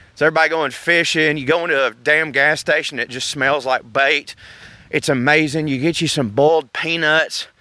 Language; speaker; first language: English; native; English